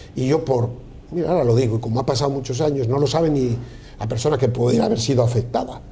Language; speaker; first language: Spanish; native; Spanish